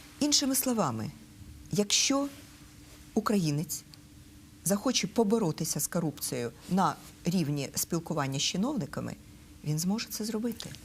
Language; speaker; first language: Ukrainian; non-native, local second language; Russian